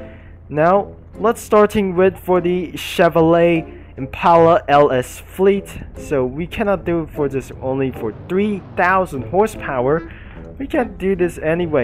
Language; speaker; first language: English; non-native, learner; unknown